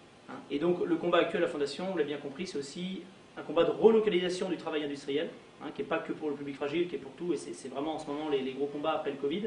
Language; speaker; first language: French; native; French